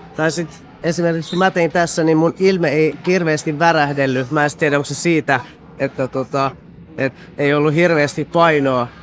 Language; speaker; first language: Finnish; early bilingual, other home language; Kurdish